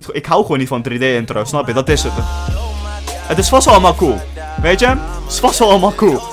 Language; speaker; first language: Dutch; early bilingual, other home language; Turkish